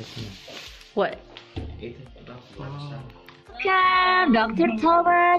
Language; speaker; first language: English; non-native, local second language; Indonesian